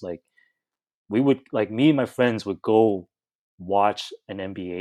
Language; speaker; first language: English; native; English